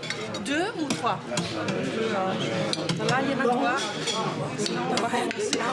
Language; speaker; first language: French; native; French